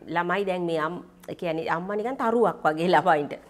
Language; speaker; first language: Sinhala; native; Sinhala